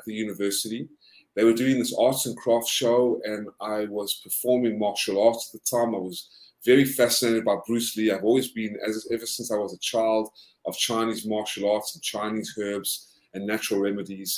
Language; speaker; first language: English; native; English